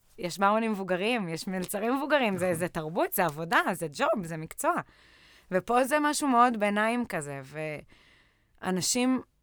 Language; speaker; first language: Hebrew; native; Hebrew